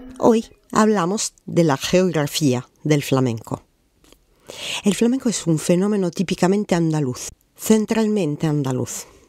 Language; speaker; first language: Spanish; non-native, fluent; Italian